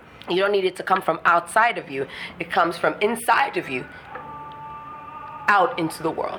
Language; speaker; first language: English; non-native, local second language; Ewe